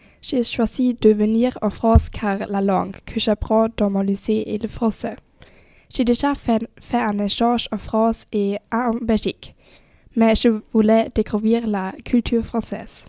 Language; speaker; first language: French; non-native, fluent; German